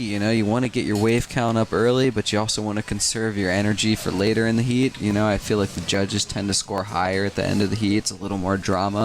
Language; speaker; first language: English; native; English